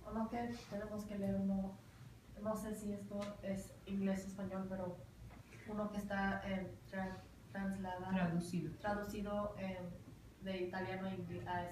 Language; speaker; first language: Spanish; early bilingual, heritage; Spanish